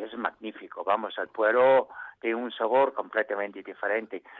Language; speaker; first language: Spanish; non-native, fluent; English